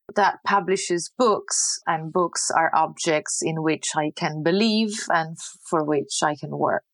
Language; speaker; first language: English; non-native, fluent; Italian